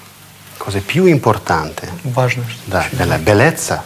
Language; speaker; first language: Italian; non-native, fluent; Russian